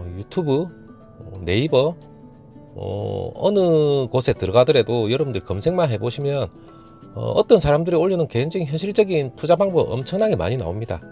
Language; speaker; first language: Korean; native; Korean